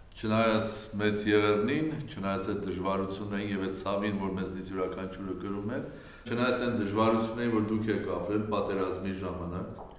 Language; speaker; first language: Armenian; native; Armenian